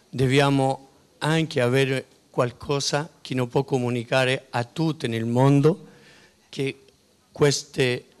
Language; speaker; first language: Italian; non-native, fluent; Spanish